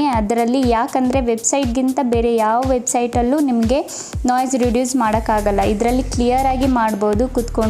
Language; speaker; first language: Kannada; native; Kannada